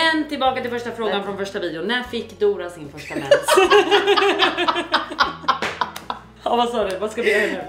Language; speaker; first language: Swedish; native; Swedish